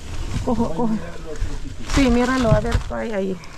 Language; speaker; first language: Spanish; non-native, learner; Filipino